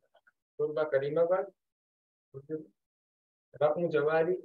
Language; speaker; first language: Arabic; non-native, learner; Urdu